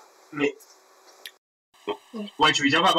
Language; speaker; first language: French; native; French